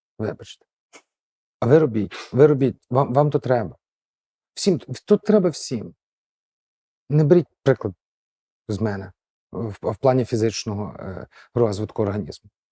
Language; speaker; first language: Ukrainian; native; Ukrainian